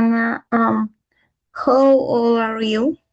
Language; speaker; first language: English; non-native, learner; Spanish